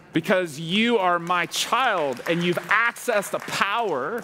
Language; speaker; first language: English; native; English